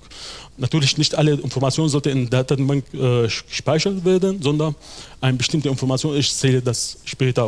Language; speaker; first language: German; non-native, fluent; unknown